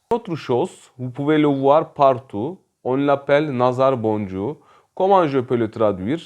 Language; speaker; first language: French; non-native, fluent; Turkish